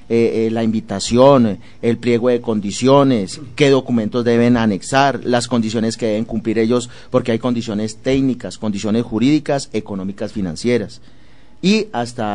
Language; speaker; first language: Spanish; native; Spanish